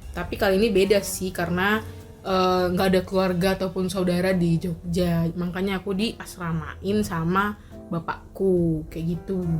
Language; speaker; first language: Indonesian; native; Indonesian